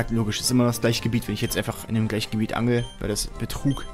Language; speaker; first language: German; native; German